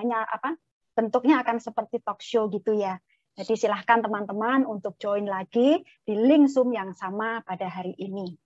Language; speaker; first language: Indonesian; native; Indonesian